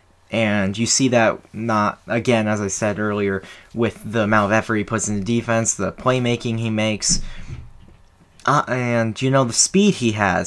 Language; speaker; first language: English; native; English